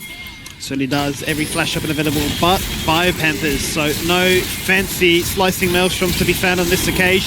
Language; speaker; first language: English; native; English